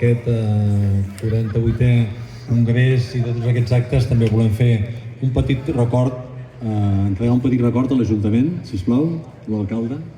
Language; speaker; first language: Catalan; native; Catalan